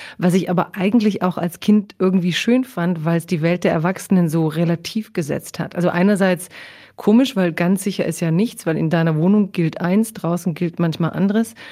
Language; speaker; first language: German; early bilingual, other home language; Croatian